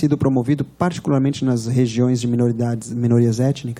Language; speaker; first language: Portuguese; native; Portuguese